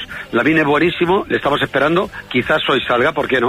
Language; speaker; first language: Spanish; native; Spanish